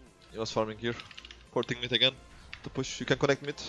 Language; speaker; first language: English; non-native, fluent; Turkish